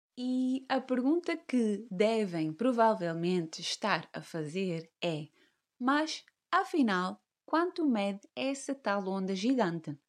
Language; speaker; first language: Portuguese; native; Portuguese